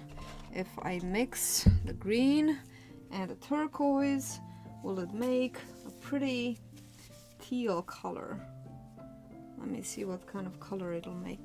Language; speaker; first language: English; non-native, fluent; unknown